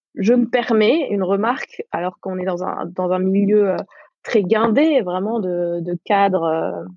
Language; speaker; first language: French; non-native, local second language; Arabic